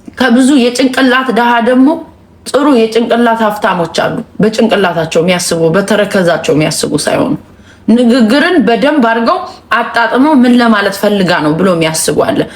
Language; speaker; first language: Amharic; native; Amharic